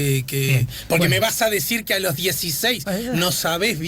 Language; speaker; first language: Spanish; native; Spanish